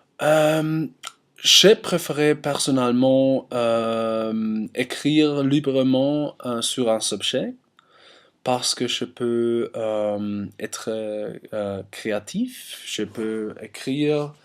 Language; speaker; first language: French; non-native, learner; German